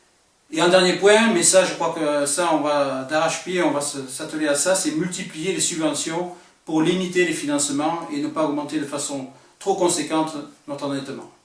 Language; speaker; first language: French; native; French